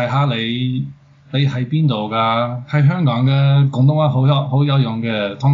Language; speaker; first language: Cantonese; non-native, fluent; English